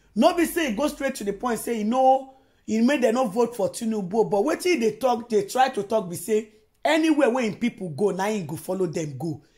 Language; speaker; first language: Nigerian Pidgin; non-native, local second language; Yoruba